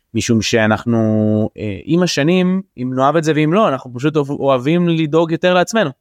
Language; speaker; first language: Hebrew; native; Hebrew